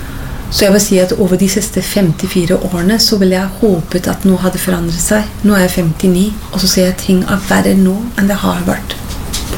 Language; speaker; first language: Norwegian; non-native, fluent; English